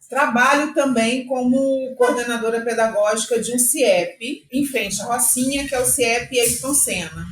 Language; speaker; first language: Portuguese; native; Portuguese